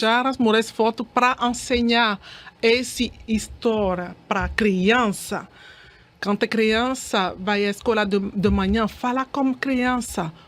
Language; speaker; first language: Portuguese; non-native, learner; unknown